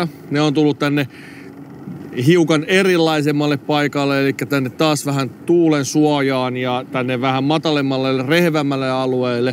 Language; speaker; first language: Finnish; native; Finnish